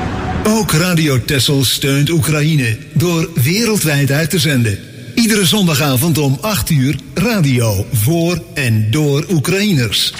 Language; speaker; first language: Dutch; native; Dutch